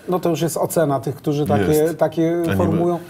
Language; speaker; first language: Polish; native; Polish